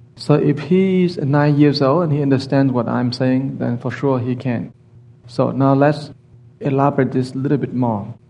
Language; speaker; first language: English; non-native, fluent; Vietnamese